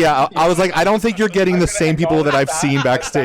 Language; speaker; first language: English; native; English